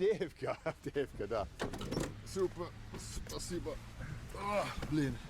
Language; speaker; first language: Russian; non-native, learner; English